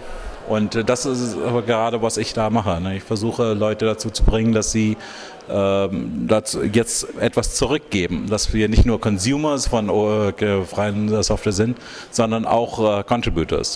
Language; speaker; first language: German; non-native, fluent; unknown